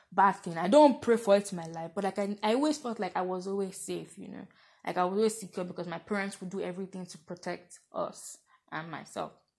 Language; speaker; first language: English; non-native, local second language; Yoruba